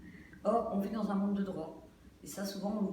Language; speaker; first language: French; native; French